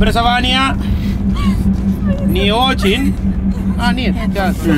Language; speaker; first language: Russian; non-native, learner; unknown